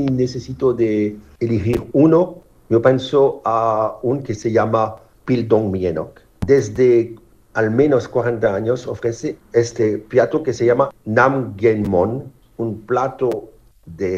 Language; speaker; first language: Spanish; non-native, learner; French